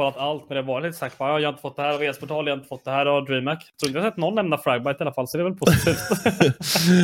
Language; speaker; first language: Swedish; native; Swedish